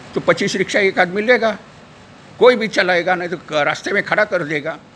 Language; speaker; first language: Hindi; non-native, local second language; Marathi